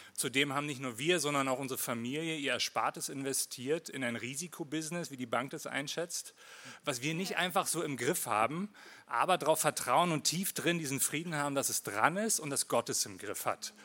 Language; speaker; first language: German; native; German